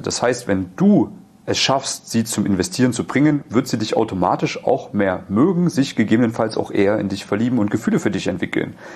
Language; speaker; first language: German; native; German